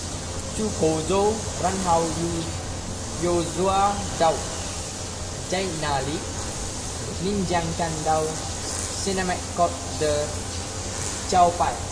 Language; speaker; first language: Chinese; non-native, learner; Malay